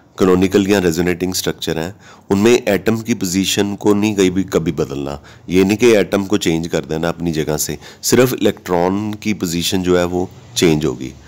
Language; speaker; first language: Hindi; native; Hindi